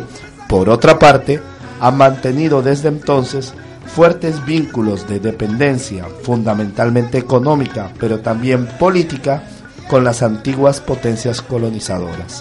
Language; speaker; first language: Spanish; native; Spanish